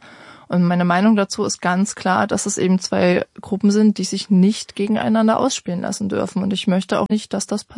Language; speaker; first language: German; native; German